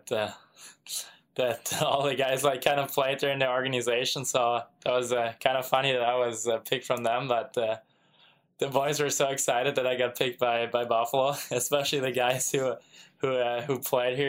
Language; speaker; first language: English; non-native, fluent; German